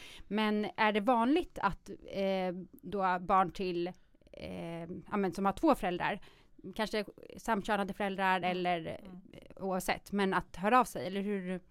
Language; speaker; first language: Swedish; native; Swedish